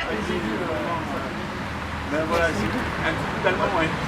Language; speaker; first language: French; native; French